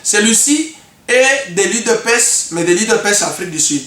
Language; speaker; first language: French; non-native, local second language; Luba-Lulua